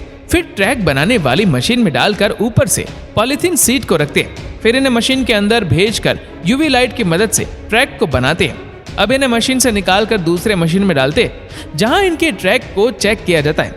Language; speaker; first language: Hindi; native; Hindi